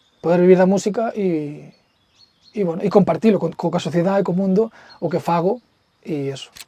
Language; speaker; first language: Galician; early bilingual, heritage; Spanish